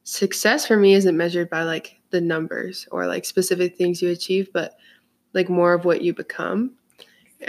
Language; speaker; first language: English; native; English